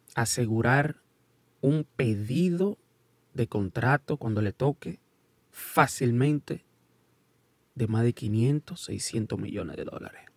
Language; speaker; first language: Spanish; early bilingual, heritage; Spanish